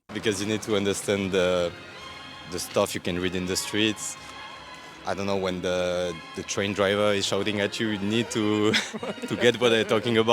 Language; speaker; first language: English; non-native, fluent; French